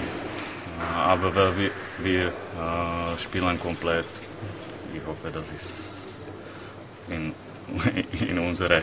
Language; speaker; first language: German; non-native, learner; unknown